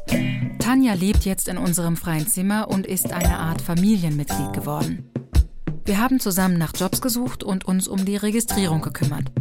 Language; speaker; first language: German; native; German